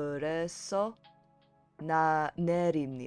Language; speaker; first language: Korean; non-native, learner; English